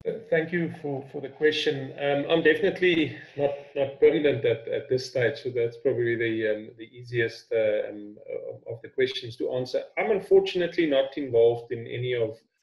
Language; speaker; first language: English; non-native, local second language; Afrikaans